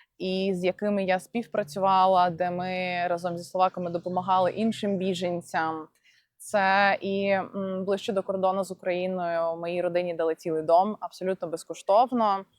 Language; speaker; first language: Ukrainian; non-native, local second language; Russian